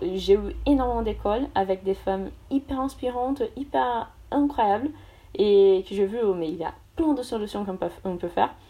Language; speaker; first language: French; non-native, fluent; Portuguese